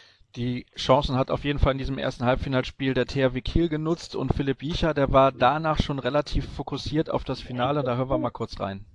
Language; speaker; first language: German; native; German